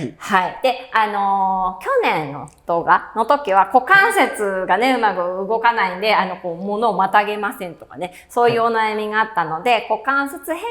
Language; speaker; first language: Japanese; native; Japanese